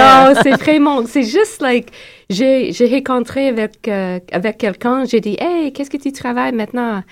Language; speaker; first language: French; non-native, learner; English